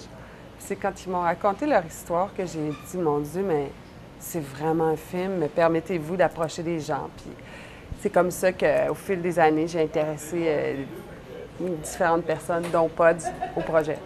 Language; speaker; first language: French; native; French